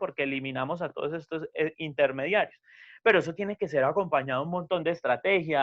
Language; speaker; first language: Spanish; native; Spanish